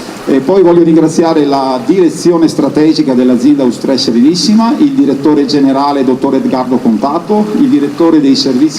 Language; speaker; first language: Italian; native; Italian